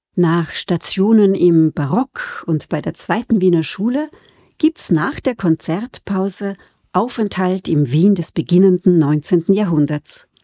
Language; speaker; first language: German; native; German